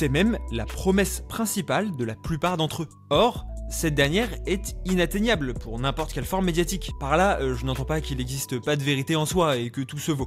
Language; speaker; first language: French; native; French